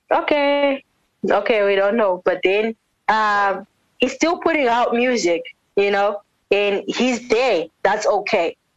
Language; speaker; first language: English; non-native, local second language; North Ndebele